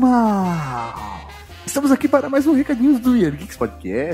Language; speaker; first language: Portuguese; native; Portuguese